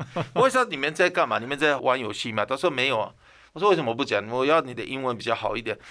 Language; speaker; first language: Chinese; non-native, fluent; Persian